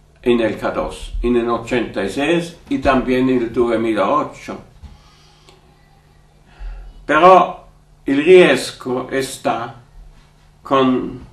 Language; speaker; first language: Spanish; non-native, learner; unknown